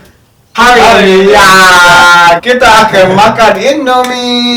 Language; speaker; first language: Indonesian; non-native, learner; English